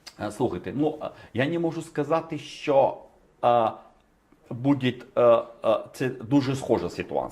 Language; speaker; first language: Ukrainian; non-native, fluent; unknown